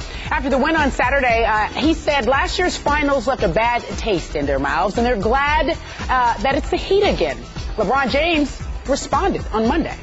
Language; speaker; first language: English; native; English